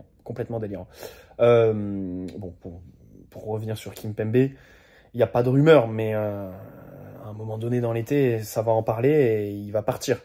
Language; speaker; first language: French; native; French